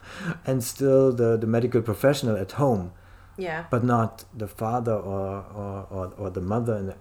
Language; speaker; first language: English; non-native, fluent; German